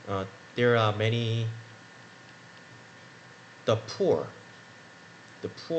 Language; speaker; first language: English; non-native, learner; Korean